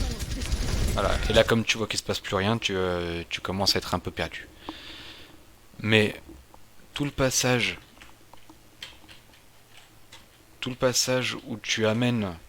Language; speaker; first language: French; native; French